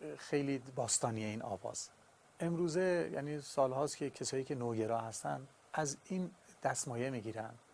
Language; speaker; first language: Persian; non-native, local second language; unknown